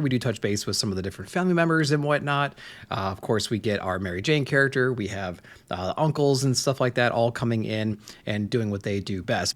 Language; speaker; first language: English; native; English